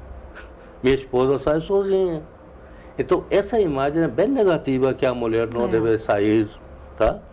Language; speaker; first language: Portuguese; non-native, learner; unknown